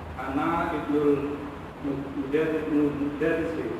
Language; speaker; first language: Arabic; non-native, fluent; Indonesian